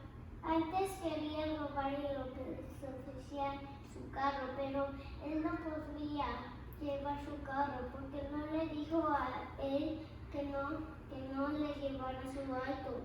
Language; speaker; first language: Spanish; early bilingual, heritage; Spanish